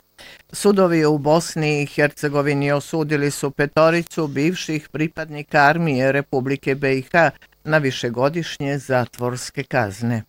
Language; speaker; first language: Bosnian; native; Bosnian